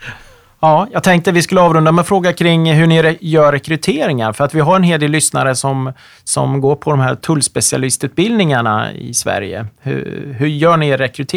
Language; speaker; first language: Swedish; native; Swedish